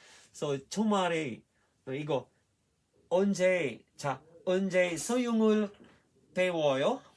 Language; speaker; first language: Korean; non-native, learner; Filipino